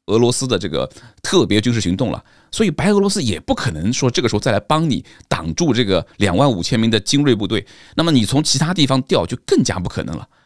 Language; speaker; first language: Chinese; native; Chinese